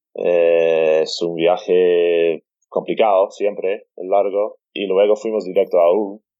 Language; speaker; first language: Spanish; non-native, fluent; English